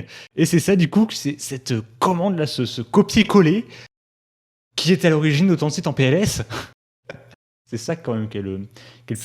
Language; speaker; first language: French; native; French